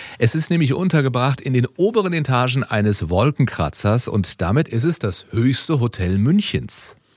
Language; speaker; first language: German; native; German